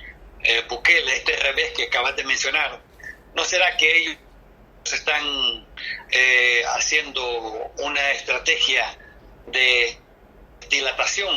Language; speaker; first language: Spanish; native; Spanish